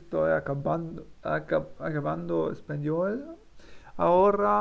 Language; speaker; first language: Spanish; non-native, learner; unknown